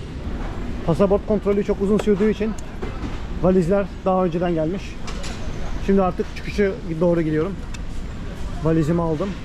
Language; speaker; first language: Turkish; native; Turkish